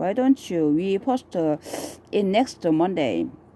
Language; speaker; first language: English; non-native, learner; Korean